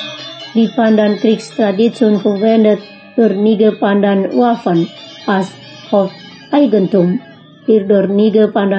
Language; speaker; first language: German; non-native, fluent; Indonesian